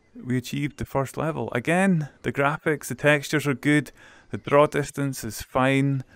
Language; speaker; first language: English; native; English